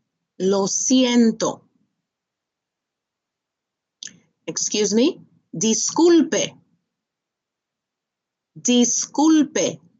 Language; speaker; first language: Spanish; non-native, fluent; English